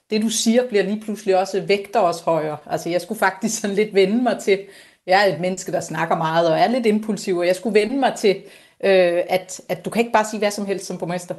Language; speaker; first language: Danish; native; Danish